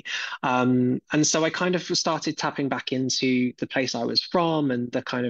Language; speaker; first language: English; native; English